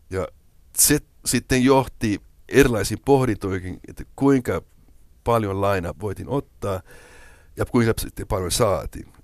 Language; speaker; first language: Finnish; non-native, local second language; Swedish